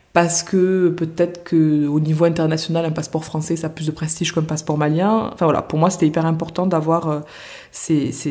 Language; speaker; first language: French; native; French